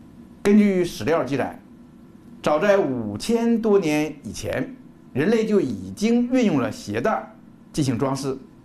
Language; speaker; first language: Chinese; native; Chinese